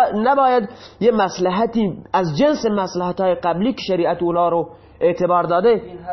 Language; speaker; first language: Persian; non-native, local second language; Baluchi